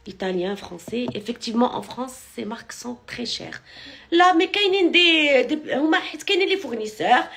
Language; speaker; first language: French; non-native, local second language; Arabic